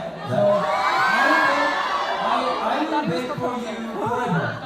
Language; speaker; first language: English; non-native, learner; Korean